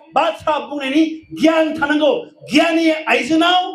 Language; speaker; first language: Hindi; non-native, local second language; Bodo